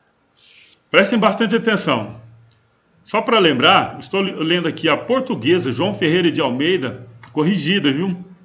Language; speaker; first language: Portuguese; native; Portuguese